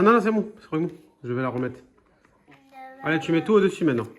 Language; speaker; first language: French; native; French